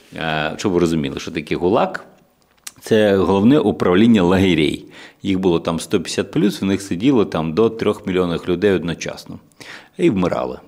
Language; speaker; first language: Ukrainian; non-native, local second language; Russian